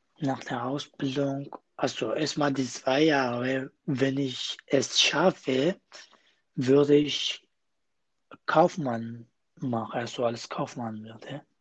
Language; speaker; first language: German; non-native, learner; Kurdish